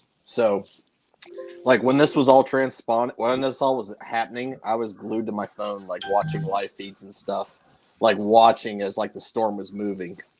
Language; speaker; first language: English; native; English